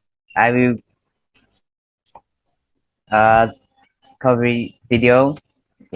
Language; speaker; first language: English; non-native, learner; Vietnamese